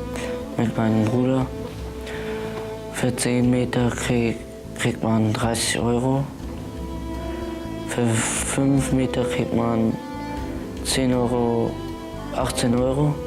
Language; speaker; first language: German; early bilingual, other home language; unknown